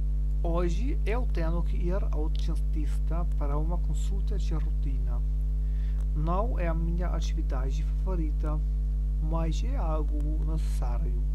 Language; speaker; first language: Portuguese; non-native, learner; German